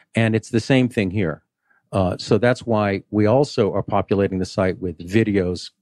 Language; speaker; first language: English; native; English